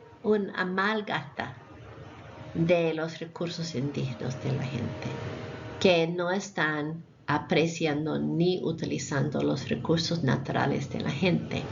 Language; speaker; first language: Spanish; non-native, fluent; English